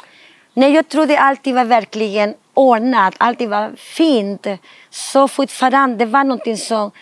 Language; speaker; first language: Swedish; non-native, fluent; Spanish